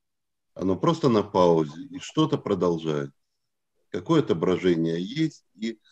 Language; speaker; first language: Russian; native; Russian